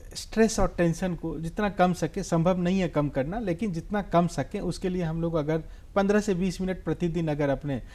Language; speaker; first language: Hindi; native; Hindi